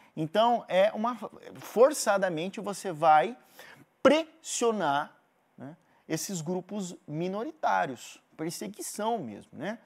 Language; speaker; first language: Portuguese; native; Portuguese